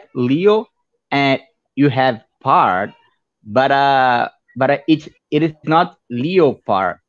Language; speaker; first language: English; non-native, fluent; Portuguese